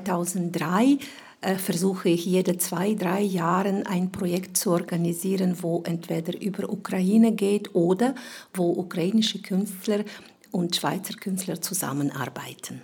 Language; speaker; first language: German; non-native, fluent; Ukrainian